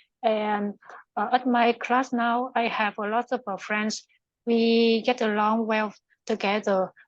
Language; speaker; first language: English; non-native, learner; Vietnamese